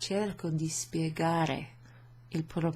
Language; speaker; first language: Italian; non-native, fluent; English